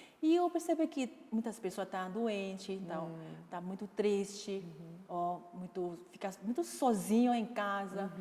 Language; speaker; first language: Portuguese; non-native, fluent; Chinese